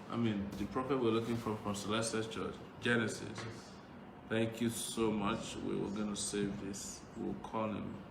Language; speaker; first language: English; non-native, local second language; Yoruba